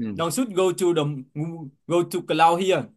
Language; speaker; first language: English; non-native, learner; Vietnamese